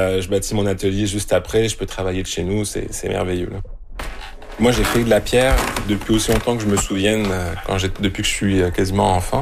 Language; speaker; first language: French; native; French